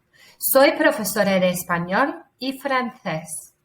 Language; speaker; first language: Spanish; non-native, fluent; English